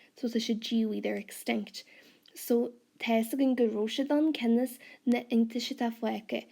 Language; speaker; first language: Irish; non-native, local second language; English